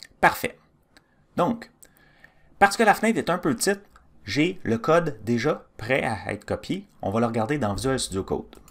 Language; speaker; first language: French; native; French